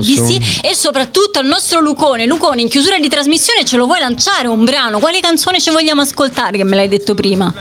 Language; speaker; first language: Italian; native; Italian